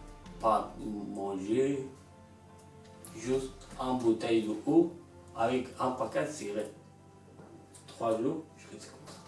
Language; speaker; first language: French; non-native, learner; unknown